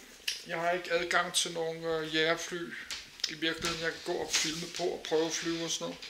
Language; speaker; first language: Danish; native; Danish